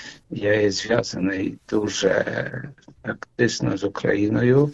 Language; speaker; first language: Ukrainian; early bilingual, heritage; Ukrainian